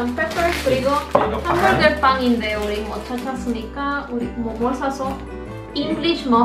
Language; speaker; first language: Korean; non-native, learner; Spanish